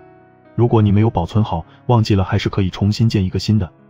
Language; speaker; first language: Chinese; native; Chinese